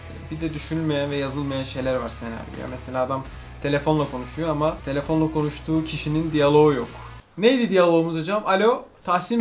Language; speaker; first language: Turkish; native; Turkish